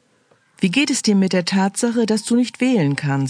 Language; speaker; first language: German; native; German